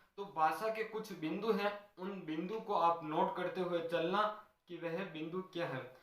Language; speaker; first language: Hindi; native; Hindi